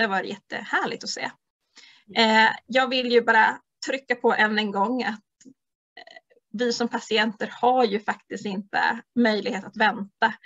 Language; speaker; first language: Swedish; native; Swedish